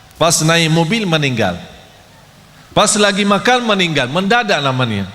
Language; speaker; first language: Malay; non-native, fluent; Arabic